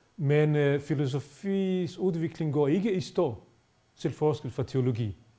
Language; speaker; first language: Danish; non-native, fluent; Bosnian